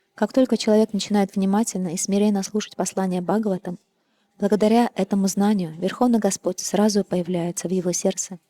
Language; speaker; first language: Russian; native; Russian